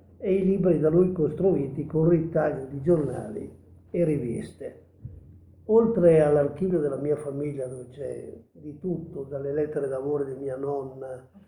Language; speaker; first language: Italian; native; Italian